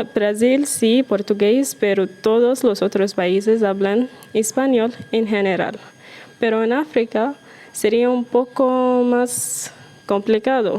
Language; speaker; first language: Spanish; non-native, learner; Arabic